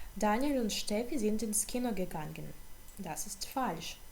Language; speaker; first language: German; non-native, fluent; Ukrainian